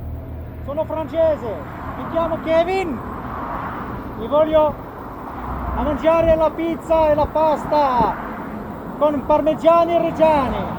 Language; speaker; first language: Italian; non-native, learner; French